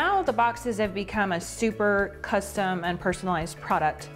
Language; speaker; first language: English; native; English